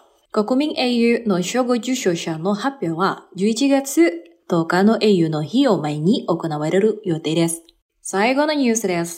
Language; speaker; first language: Japanese; non-native, fluent; Indonesian